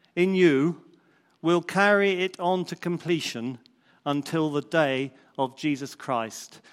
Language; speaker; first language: English; native; English